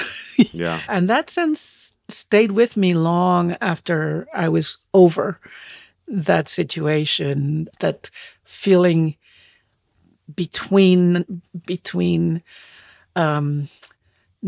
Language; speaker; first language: English; non-native, fluent; Spanish